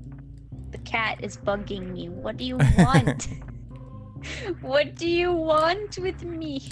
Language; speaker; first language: English; native; English